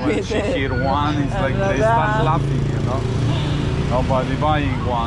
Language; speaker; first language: English; non-native, fluent; Polish